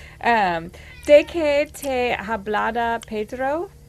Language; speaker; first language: Spanish; non-native, learner; English